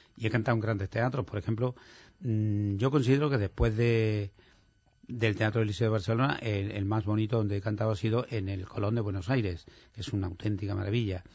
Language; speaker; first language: Spanish; native; Spanish